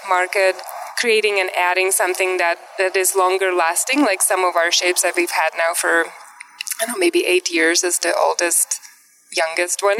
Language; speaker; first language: English; non-native, fluent; Czech